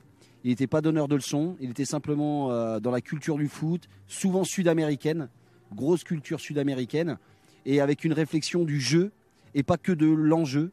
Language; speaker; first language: French; native; French